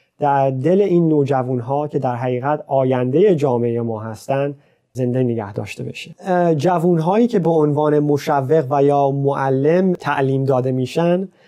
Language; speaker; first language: Persian; native; Persian